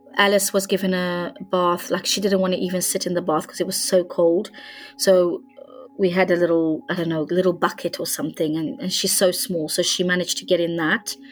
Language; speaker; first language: English; non-native, fluent; Hungarian